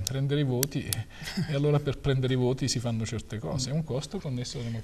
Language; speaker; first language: Italian; native; Italian